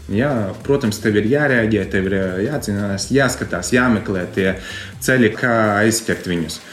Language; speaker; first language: Latvian; non-native, local second language; Russian